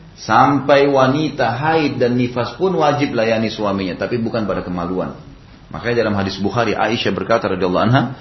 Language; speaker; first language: Indonesian; native; Indonesian